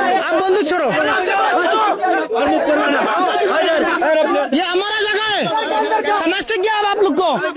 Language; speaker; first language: Hindi; non-native, learner; Bangla